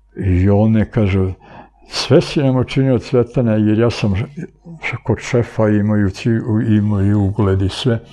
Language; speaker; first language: Serbian; early bilingual, other home language; Bulgarian